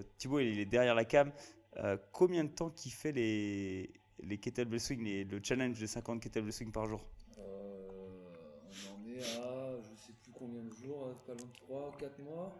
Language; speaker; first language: French; native; French